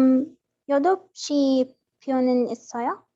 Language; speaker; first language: Korean; non-native, learner; Arabic